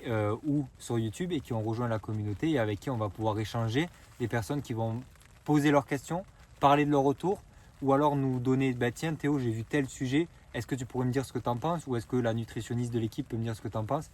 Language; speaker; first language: French; native; French